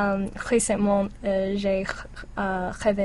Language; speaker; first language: French; non-native, learner; English